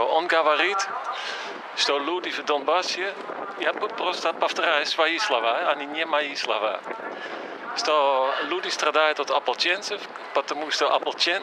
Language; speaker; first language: Russian; non-native, fluent; Dutch